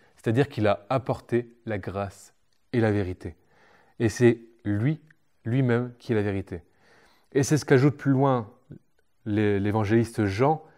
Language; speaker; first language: French; native; French